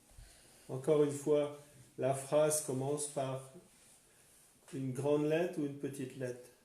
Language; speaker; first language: French; native; French